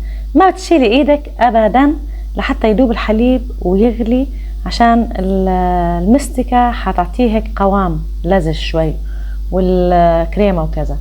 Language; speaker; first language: Arabic; native; Arabic